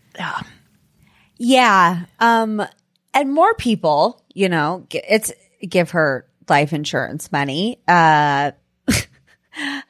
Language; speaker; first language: English; native; English